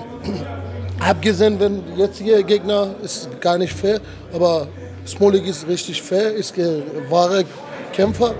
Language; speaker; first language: German; non-native, fluent; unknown